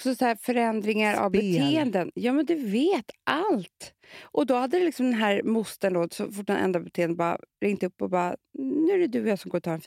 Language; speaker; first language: Swedish; native; Swedish